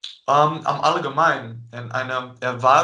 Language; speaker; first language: German; non-native, fluent; Dutch